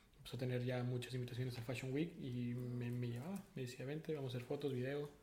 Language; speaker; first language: Spanish; native; Spanish